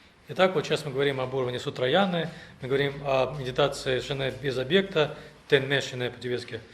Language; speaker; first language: Russian; native; Russian